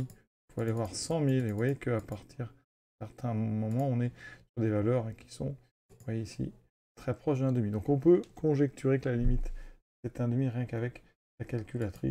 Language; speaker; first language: French; native; French